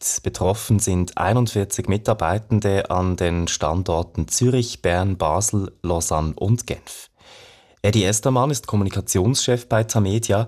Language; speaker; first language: German; native; German